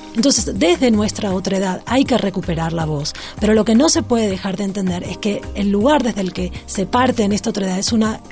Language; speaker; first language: Spanish; native; Spanish